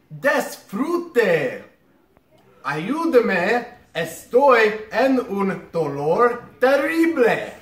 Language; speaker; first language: Spanish; non-native, learner; English